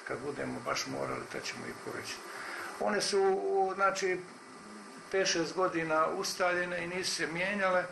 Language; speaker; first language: Croatian; native; Croatian